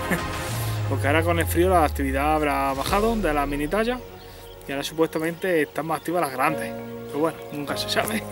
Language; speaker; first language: Spanish; native; Spanish